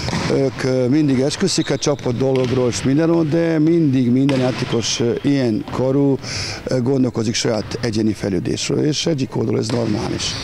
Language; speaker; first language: Hungarian; non-native, fluent; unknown